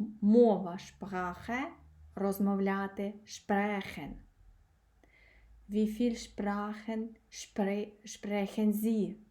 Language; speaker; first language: German; non-native, fluent; Ukrainian